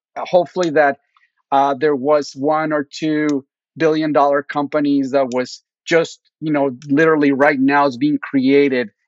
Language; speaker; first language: English; early bilingual, other home language; Spanish